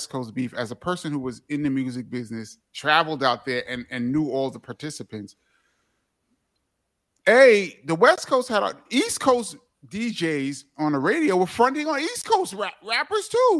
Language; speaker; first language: English; native; English